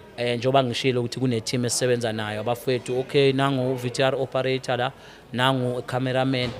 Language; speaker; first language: Zulu; native; Zulu